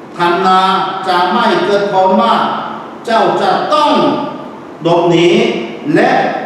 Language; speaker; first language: Thai; non-native, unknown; Korean